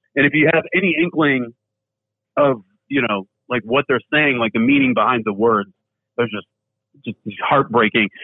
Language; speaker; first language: English; native; English